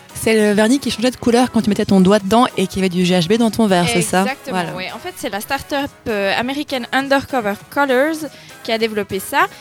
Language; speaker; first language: French; native; French